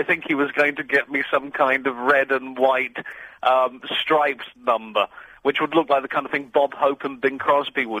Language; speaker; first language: English; native; English